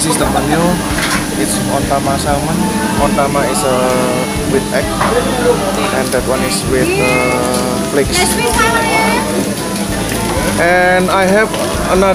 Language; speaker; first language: English; non-native, learner; Indonesian